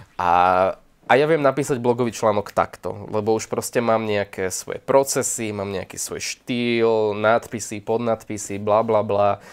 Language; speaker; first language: Slovak; native; Slovak